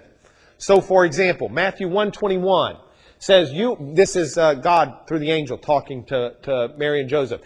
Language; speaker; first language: English; native; English